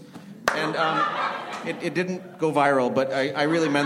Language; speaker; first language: English; non-native, fluent; Spanish